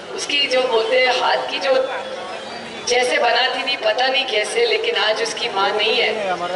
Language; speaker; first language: Hindi; non-native, local second language; Marathi